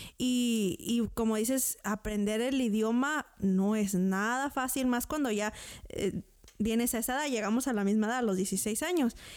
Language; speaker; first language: Spanish; native; Spanish